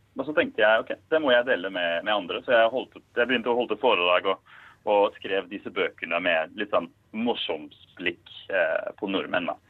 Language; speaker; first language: Norwegian; non-native, fluent; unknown